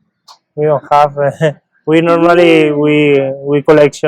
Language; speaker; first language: English; non-native, learner; Spanish